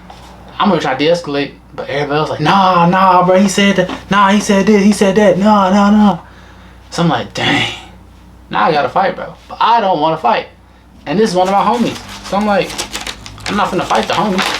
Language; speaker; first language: English; native; English